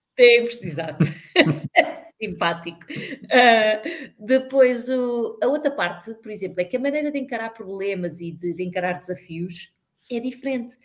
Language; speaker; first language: Portuguese; native; Portuguese